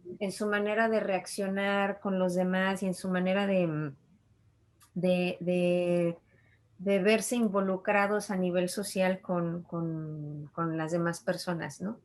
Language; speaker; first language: Spanish; native; Spanish